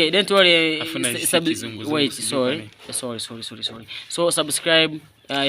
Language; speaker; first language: English; non-native, learner; Swahili